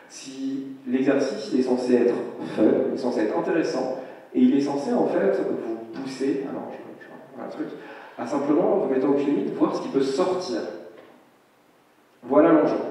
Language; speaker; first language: French; native; French